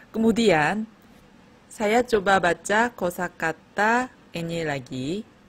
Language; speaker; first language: Indonesian; non-native, fluent; Korean